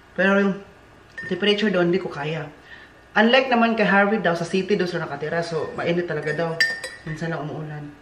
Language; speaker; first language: Filipino; non-native, local second language; Cebuano